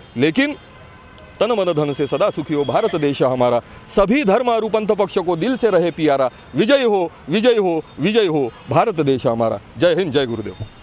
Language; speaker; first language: Hindi; non-native, local second language; Marathi